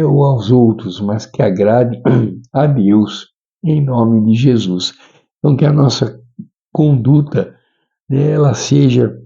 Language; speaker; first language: Portuguese; native; Portuguese